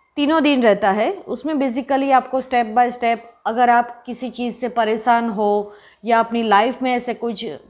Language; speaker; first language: Hindi; non-native, local second language; Gujarati